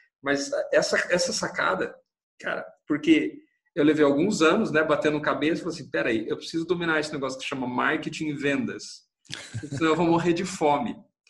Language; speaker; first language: Portuguese; native; Portuguese